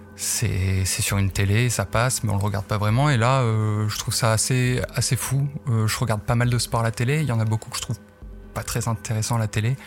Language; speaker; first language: French; native; French